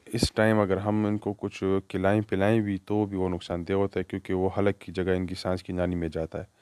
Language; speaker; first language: Urdu; non-native, local second language; Pashto